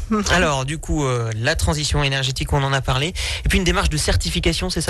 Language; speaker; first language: French; native; French